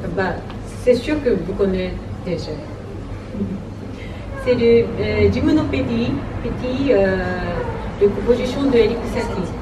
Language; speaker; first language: French; non-native, learner; Japanese